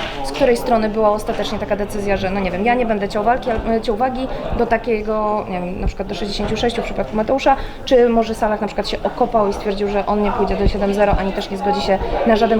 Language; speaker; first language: Polish; native; Polish